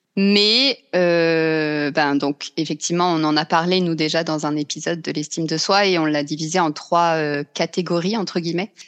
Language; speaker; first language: French; native; French